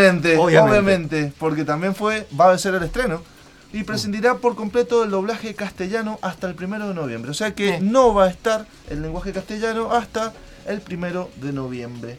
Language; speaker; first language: Spanish; native; Spanish